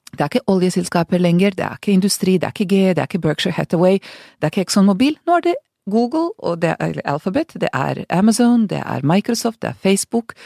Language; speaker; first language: Norwegian; non-native, fluent; Hungarian